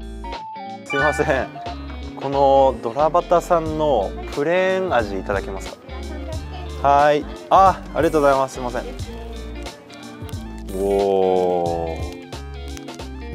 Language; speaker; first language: Japanese; native; Japanese